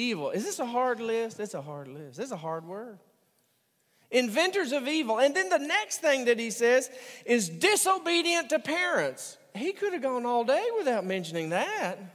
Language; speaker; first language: English; native; English